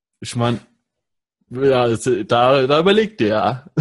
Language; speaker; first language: German; native; German